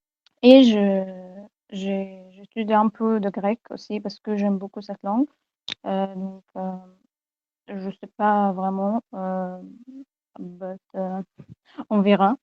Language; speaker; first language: French; non-native, fluent; Arabic